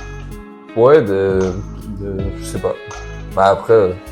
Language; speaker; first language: French; native; French